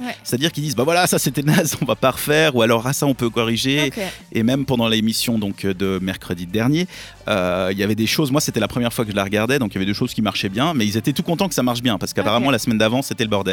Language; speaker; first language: French; native; French